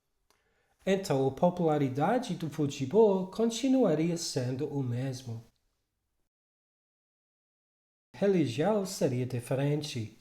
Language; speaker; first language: Portuguese; non-native, fluent; English